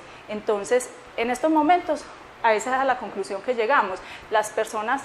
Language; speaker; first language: Spanish; native; Spanish